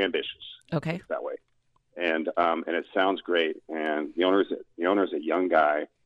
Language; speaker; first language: English; native; English